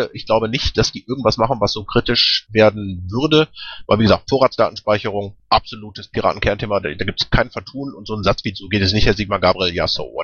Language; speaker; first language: German; native; German